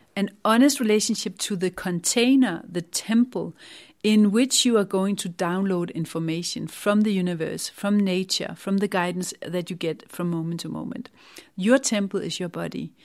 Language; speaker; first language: English; non-native, fluent; Danish